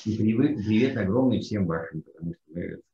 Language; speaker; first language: Russian; non-native, fluent; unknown